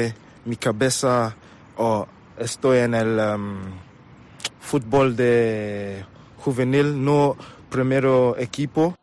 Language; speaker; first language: Spanish; non-native, learner; English